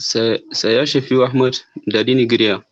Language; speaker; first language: Indonesian; non-native, learner; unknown